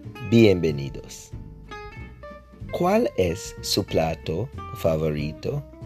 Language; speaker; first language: Spanish; non-native, fluent; English